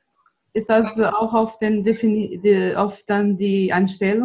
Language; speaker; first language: German; non-native, fluent; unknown